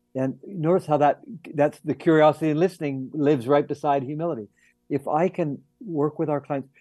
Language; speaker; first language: English; native; English